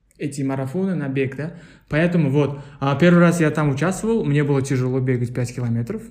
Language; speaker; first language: Russian; non-native, local second language; Uzbek